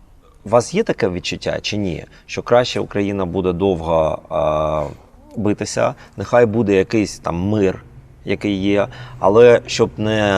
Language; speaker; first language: Ukrainian; native; Ukrainian